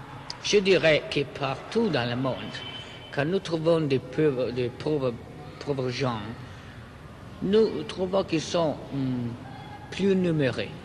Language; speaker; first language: French; non-native, fluent; Italian